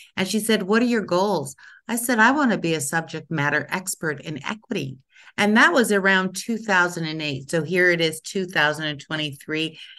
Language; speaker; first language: English; native; English